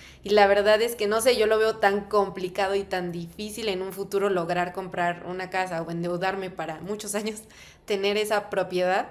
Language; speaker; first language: Spanish; native; Spanish